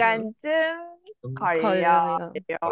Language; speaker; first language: Korean; non-native, learner; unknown